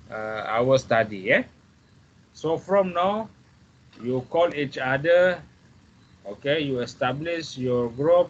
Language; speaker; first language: English; non-native, fluent; Malay